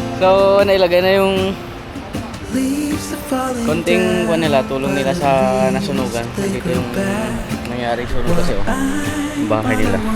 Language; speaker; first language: Filipino; non-native, local second language; Iloko